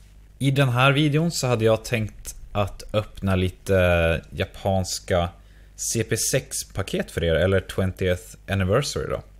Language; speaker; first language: Swedish; native; Swedish